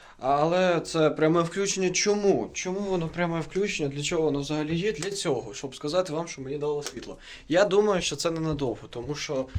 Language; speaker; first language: Ukrainian; non-native, local second language; Russian